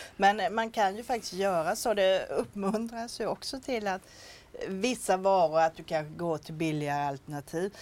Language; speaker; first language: Swedish; native; Swedish